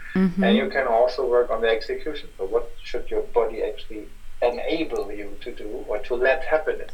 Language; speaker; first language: English; non-native, fluent; German